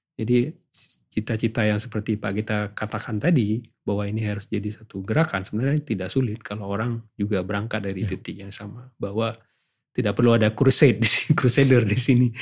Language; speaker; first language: Indonesian; non-native, local second language; Achinese